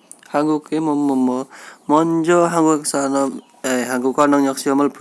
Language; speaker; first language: Korean; non-native, learner; Indonesian